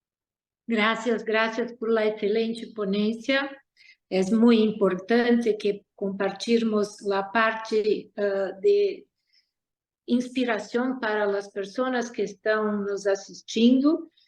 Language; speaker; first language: Spanish; non-native, fluent; Portuguese